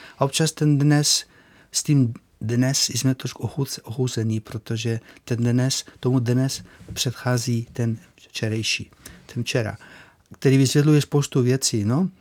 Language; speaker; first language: Czech; non-native, fluent; Spanish